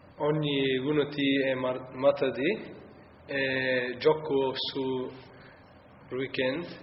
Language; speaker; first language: Italian; early bilingual, heritage; Italian